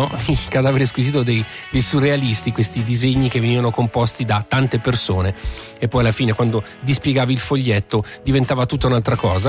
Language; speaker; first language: Italian; native; Italian